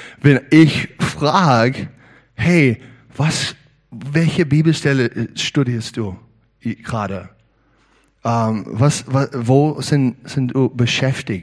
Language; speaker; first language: German; non-native, learner; English